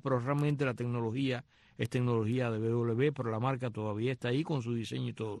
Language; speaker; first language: Spanish; native; Spanish